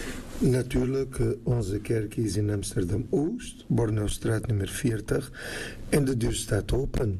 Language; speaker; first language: Dutch; non-native, fluent; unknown